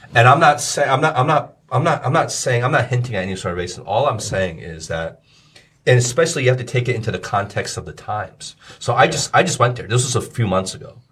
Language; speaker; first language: English; native; English